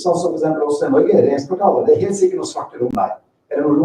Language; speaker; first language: Norwegian; native; Norwegian